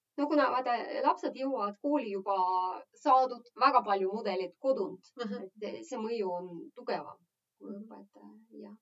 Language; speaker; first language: Estonian; non-native, local second language; Russian